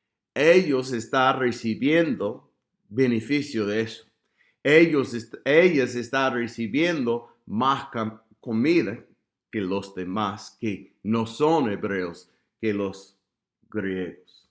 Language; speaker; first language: Spanish; non-native, fluent; English